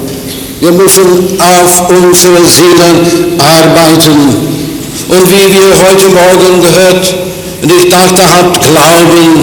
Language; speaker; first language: German; non-native, fluent; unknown